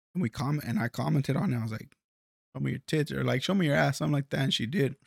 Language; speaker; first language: English; early bilingual, other home language; Spanish